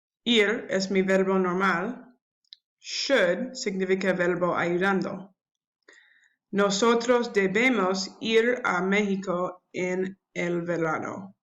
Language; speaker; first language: Spanish; non-native, learner; English